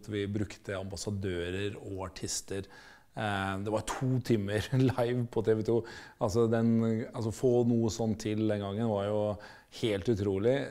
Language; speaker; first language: Norwegian; native; Norwegian